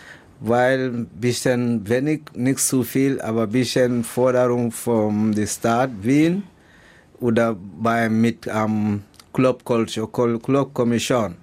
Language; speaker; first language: German; non-native, learner; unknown